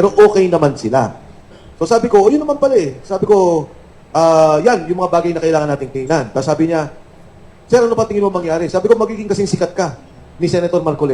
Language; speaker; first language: Filipino; native; Filipino